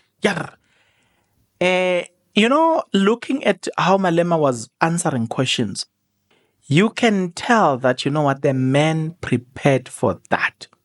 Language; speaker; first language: English; non-native, local second language; Zulu